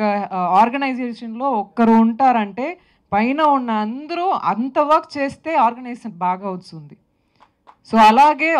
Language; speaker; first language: Telugu; non-native, local second language; Tamil